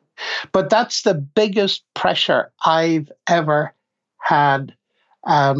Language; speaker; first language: English; native; English